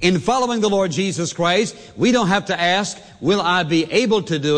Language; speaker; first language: English; native; English